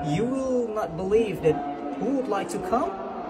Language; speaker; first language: English; non-native, fluent; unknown